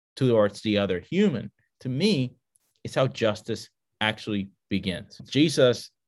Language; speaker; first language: English; early bilingual, other home language; Spanish